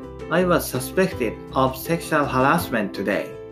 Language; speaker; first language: English; non-native, learner; Japanese